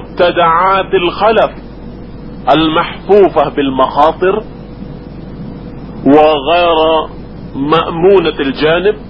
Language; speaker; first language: Arabic; non-native, fluent; Indonesian